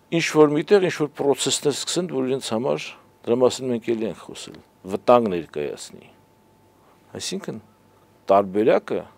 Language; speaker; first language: Armenian; native; Armenian